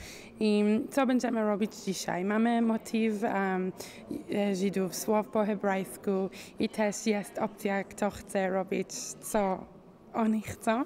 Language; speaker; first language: Polish; non-native, learner; Hebrew